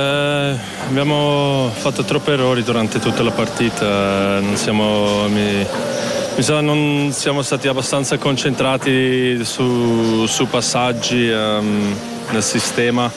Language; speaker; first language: Italian; non-native, fluent; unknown